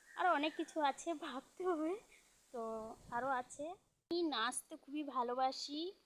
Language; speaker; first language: Bangla; early bilingual, heritage; Bangla